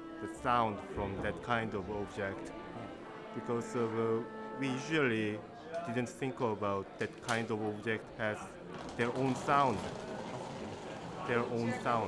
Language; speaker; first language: English; non-native, learner; Korean